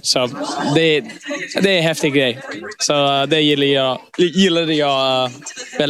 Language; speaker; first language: Swedish; early bilingual, heritage; English